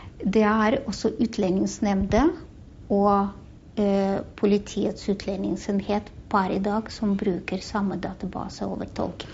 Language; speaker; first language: Norwegian; non-native, fluent; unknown